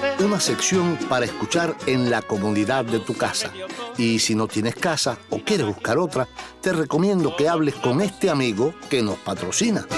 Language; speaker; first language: Spanish; native; Spanish